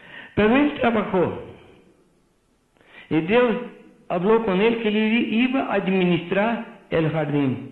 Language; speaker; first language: Spanish; non-native, fluent; Portuguese